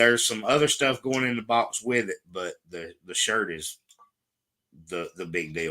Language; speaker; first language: English; native; English